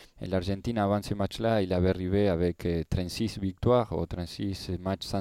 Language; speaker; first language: French; non-native, learner; Spanish